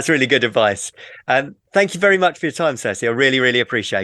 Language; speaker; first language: English; native; English